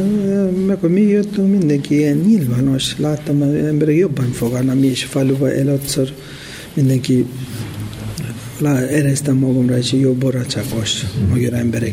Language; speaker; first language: Hungarian; non-native, learner; Tibetan